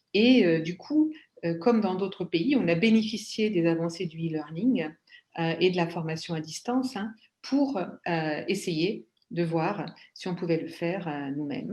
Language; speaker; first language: French; native; French